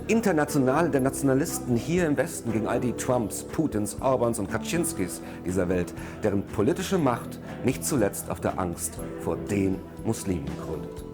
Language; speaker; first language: German; native; German